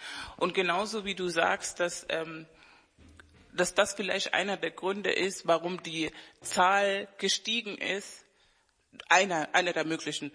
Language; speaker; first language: German; non-native, fluent; Spanish